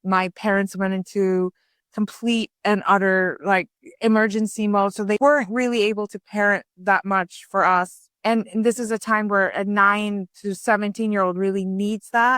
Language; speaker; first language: English; early bilingual, other home language; Persian